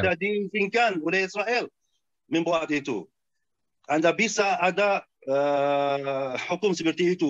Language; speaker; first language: Indonesian; non-native, fluent; Arabic